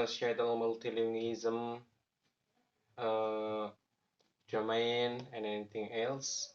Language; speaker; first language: English; non-native, learner; Javanese